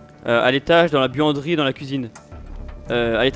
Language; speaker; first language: French; native; French